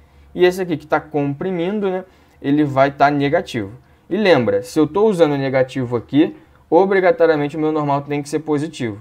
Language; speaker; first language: Portuguese; native; Portuguese